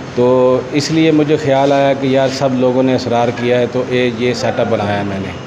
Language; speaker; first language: Hindi; non-native, local second language; Punjabi